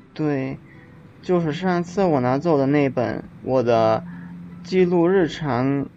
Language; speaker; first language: Chinese; non-native, learner; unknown